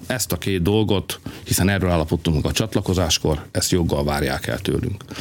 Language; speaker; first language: Hungarian; native; Hungarian